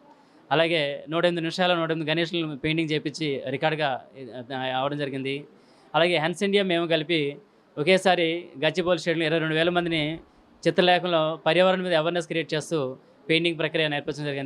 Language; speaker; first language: Telugu; native; Telugu